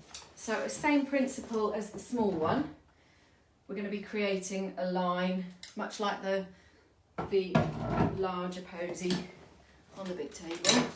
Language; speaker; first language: English; native; English